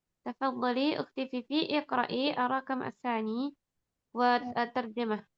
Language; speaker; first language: Arabic; non-native, fluent; Indonesian